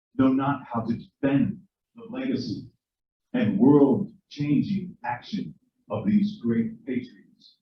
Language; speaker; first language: English; native; English